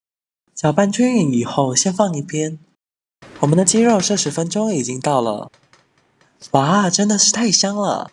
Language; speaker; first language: Chinese; native; Chinese